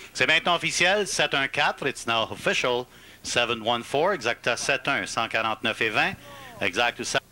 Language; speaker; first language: French; native; French